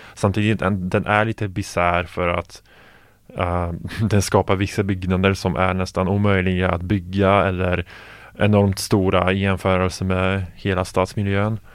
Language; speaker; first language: Swedish; non-native, fluent; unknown